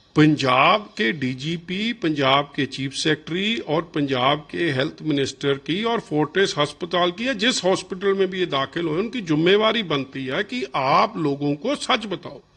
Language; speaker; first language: Hindi; non-native, local second language; Punjabi